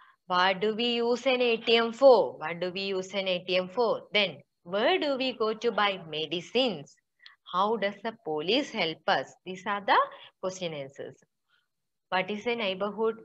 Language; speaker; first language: English; non-native, local second language; Malayalam